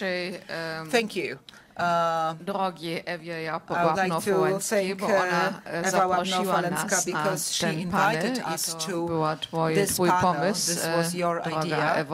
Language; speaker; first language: Polish; non-native, fluent; German